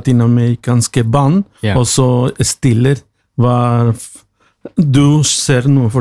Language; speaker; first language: Norwegian; non-native, learner; Spanish